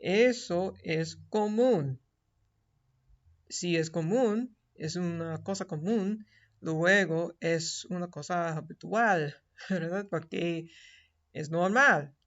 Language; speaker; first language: Spanish; non-native, fluent; English